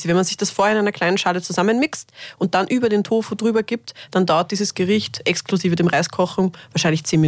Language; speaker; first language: German; native; German